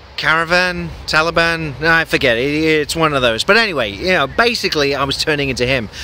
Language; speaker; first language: English; native; English